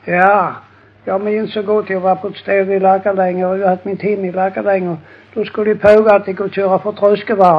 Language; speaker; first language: Swedish; native; Swedish